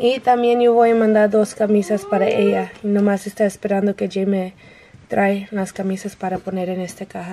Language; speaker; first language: Spanish; non-native, learner; English